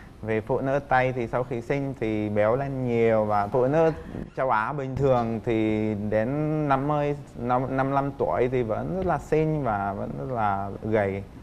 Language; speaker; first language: Vietnamese; non-native, fluent; Czech